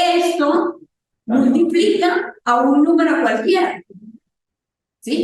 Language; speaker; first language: Spanish; native; Spanish